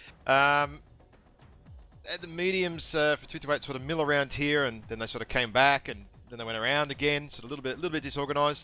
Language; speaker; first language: English; native; English